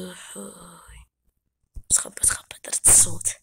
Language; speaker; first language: Arabic; native; Arabic